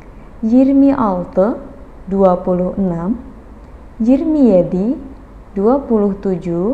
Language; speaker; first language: Turkish; non-native, fluent; Indonesian